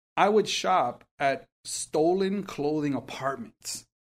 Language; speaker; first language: English; early bilingual, other home language; Spanish